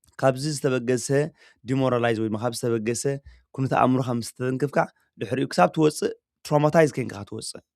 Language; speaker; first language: Tigrinya; native; Tigrinya